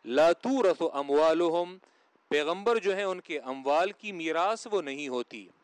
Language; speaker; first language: Urdu; non-native, local second language; Pashto